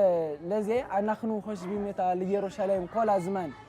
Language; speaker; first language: Hebrew; non-native, learner; Amharic